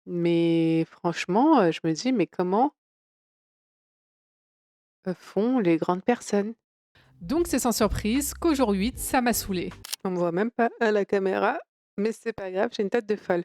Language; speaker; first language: French; native; French